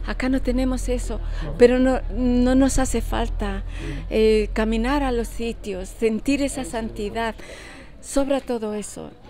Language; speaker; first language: Spanish; early bilingual, heritage; Spanish